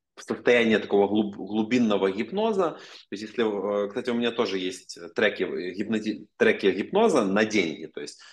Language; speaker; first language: Russian; non-native, local second language; Ukrainian